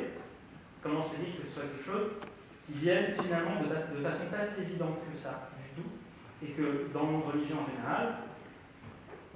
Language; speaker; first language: French; native; French